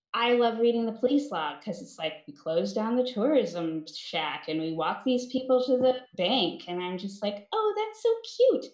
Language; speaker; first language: English; native; English